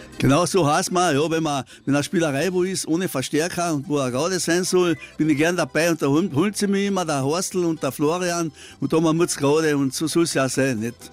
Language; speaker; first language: German; native; German